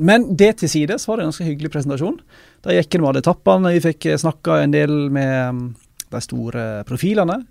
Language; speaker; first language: Norwegian; native; Norwegian